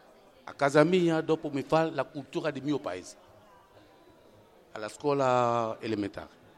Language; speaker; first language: Italian; non-native, fluent; French